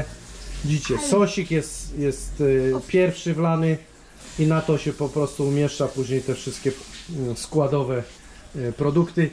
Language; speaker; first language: Polish; native; Polish